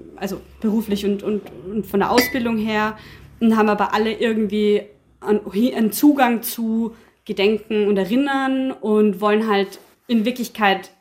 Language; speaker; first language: German; native; German